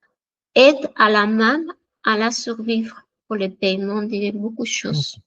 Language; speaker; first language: French; non-native, fluent; Spanish